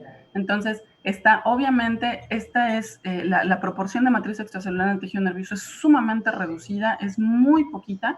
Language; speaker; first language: Spanish; native; Spanish